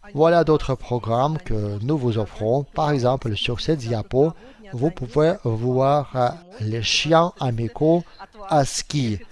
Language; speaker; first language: French; non-native, fluent; Russian